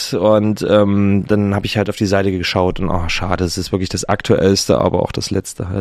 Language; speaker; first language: German; native; German